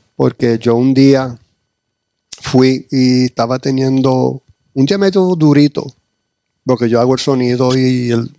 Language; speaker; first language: Spanish; early bilingual, heritage; Spanish